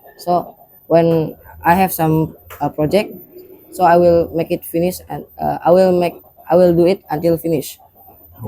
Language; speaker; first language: English; non-native, learner; Indonesian